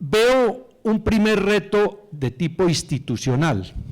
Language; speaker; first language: Spanish; native; Spanish